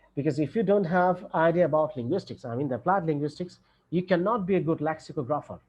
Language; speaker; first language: English; non-native, local second language; Bangla